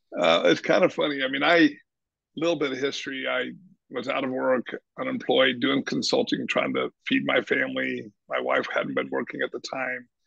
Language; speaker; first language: English; native; English